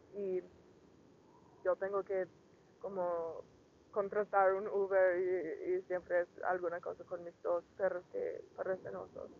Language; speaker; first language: Spanish; non-native, learner; English